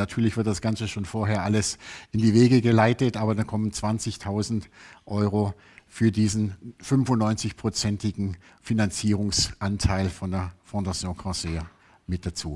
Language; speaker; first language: German; native; German